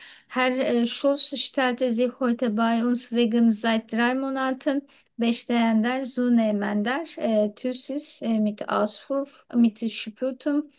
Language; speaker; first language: German; non-native, learner; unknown